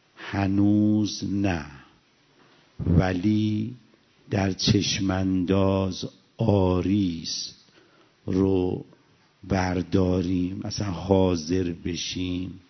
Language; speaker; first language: Persian; native; Persian